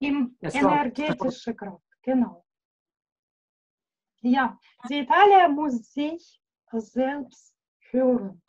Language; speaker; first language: German; non-native, learner; Russian